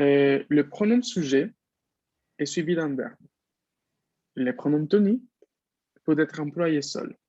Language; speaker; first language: French; non-native, fluent; Spanish